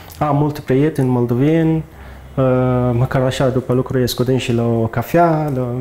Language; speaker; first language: Romanian; non-native, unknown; Arabic